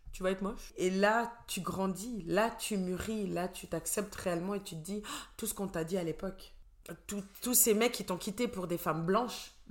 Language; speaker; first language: French; early bilingual, other home language; Portuguese